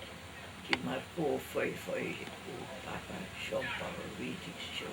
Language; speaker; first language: Portuguese; non-native, fluent; Dutch